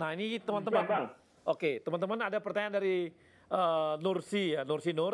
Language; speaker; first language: Indonesian; native; Indonesian